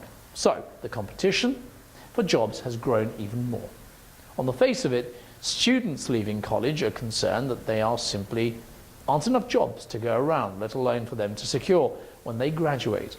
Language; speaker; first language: English; native; English